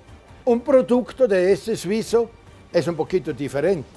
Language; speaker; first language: Spanish; non-native, fluent; German